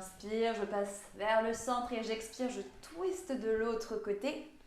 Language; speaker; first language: French; native; French